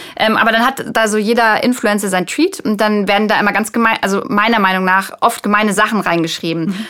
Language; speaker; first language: German; native; German